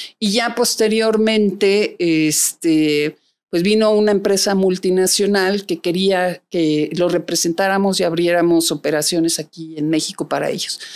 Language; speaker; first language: Spanish; native; Spanish